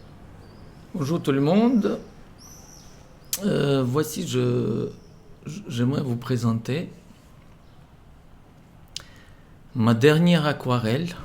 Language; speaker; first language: French; non-native, fluent; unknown